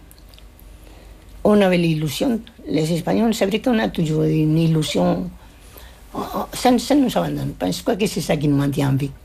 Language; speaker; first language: French; non-native, fluent; Spanish